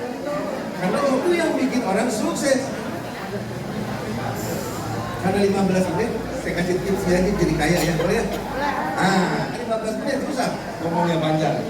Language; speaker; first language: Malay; non-native, local second language; Sundanese